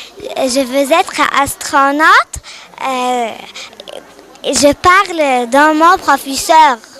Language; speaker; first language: French; non-native, learner; Arabic